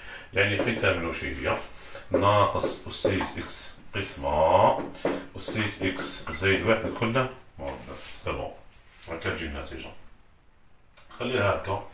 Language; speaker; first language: Arabic; native; Arabic